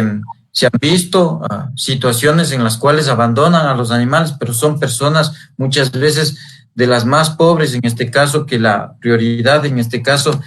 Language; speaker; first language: Spanish; native; Spanish